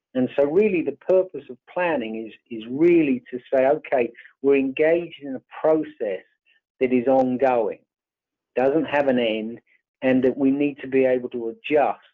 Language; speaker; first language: English; native; English